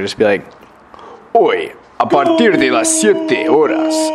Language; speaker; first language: Spanish; non-native, learner; English